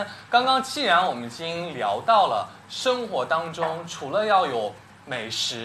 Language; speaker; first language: Chinese; native; Chinese